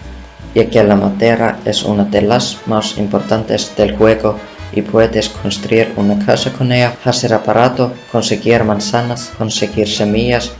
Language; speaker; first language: Spanish; non-native, learner; Icelandic